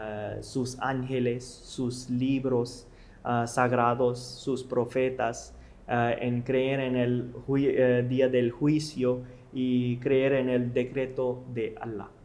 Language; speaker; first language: Spanish; non-native, learner; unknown